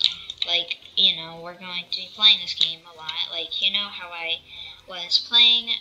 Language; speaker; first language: English; native; English